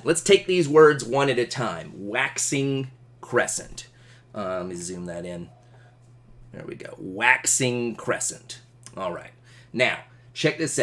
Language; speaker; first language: English; native; English